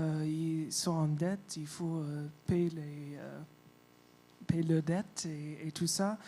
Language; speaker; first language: French; non-native, fluent; English